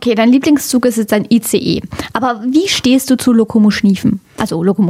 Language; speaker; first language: German; native; German